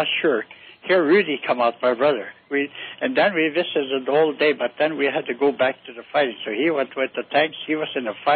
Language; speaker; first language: English; native; English